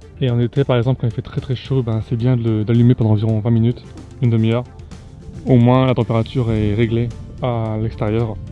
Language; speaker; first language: French; native; French